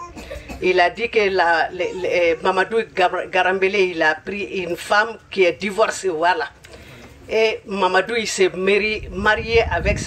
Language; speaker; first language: French; non-native, local second language; Bambara